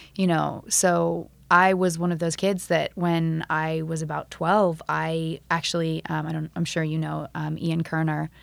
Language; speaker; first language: English; native; English